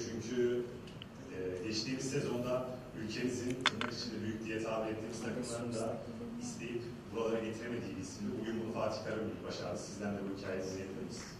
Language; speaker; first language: Turkish; native; Turkish